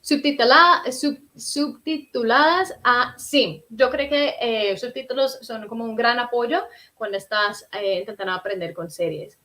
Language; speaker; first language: Spanish; early bilingual, heritage; Spanish